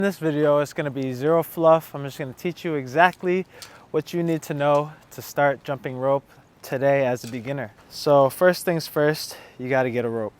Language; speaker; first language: English; native; English